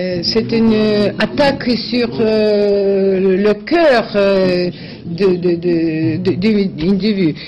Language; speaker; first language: French; non-native, fluent; Russian